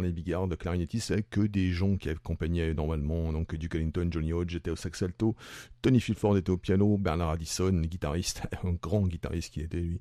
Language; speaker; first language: French; native; French